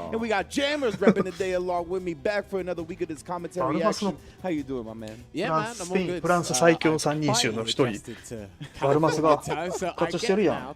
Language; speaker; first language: Japanese; native; Japanese